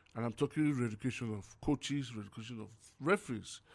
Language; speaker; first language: English; non-native, local second language; Yoruba